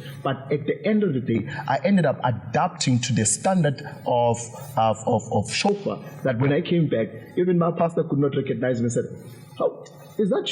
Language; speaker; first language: English; non-native, local second language; Zulu